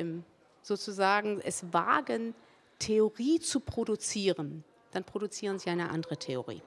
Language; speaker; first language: German; early bilingual, other home language; Spanish